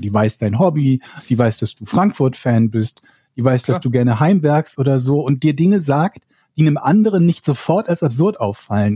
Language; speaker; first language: German; native; German